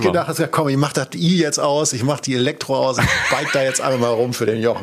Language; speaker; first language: German; native; German